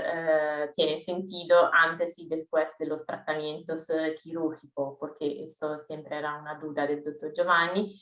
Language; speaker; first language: Spanish; non-native, fluent; Italian